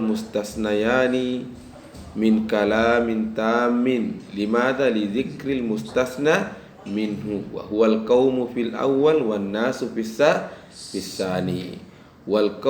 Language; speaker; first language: Arabic; non-native, fluent; Indonesian